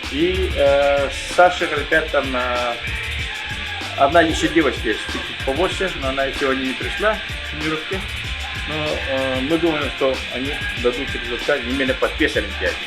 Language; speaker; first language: Russian; non-native, local second language; Yakut